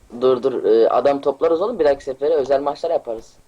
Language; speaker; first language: Turkish; native; Turkish